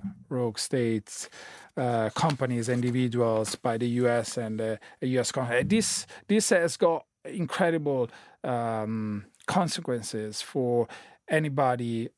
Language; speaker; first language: English; non-native, fluent; Italian